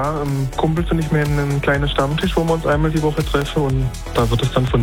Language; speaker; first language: German; native; German